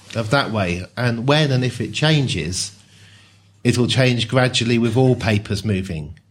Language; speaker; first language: English; native; English